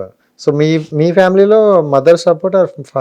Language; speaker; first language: Telugu; native; Telugu